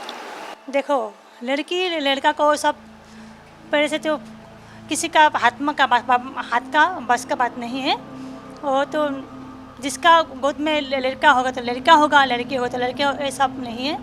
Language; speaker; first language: Hindi; non-native, local second language; Assamese